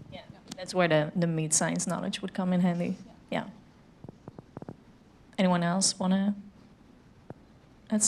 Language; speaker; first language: English; non-native, fluent; Dutch